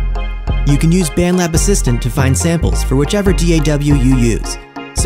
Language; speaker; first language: English; native; English